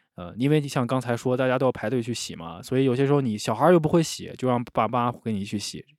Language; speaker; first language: Chinese; native; Chinese